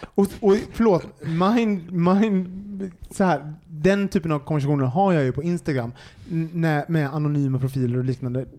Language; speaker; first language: Swedish; native; Swedish